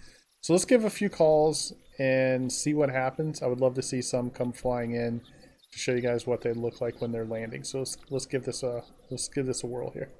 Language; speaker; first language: English; native; English